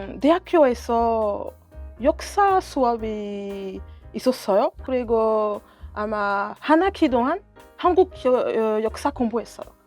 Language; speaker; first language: Korean; non-native, learner; French